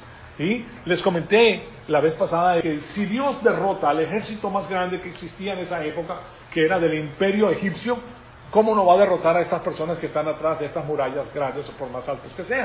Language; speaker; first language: Spanish; native; Spanish